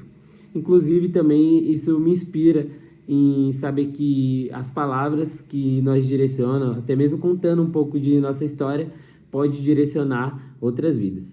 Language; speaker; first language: Portuguese; native; Portuguese